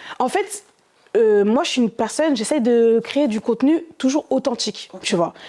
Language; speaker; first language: French; early bilingual, other home language; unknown